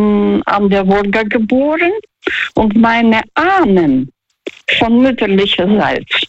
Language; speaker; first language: German; non-native, fluent; Russian